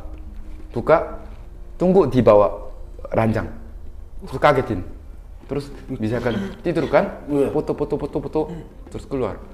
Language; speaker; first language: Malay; non-native, fluent; Korean